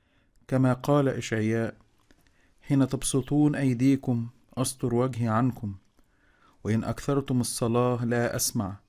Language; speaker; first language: Arabic; native; Arabic